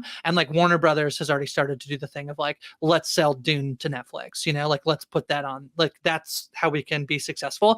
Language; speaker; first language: English; native; English